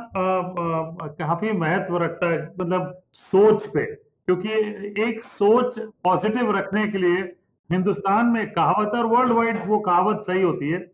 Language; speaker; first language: Hindi; non-native, local second language; Punjabi